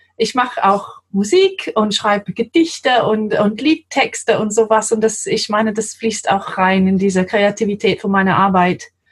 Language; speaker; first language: German; non-native, fluent; English